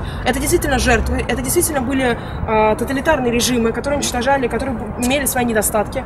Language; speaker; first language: Russian; native; Russian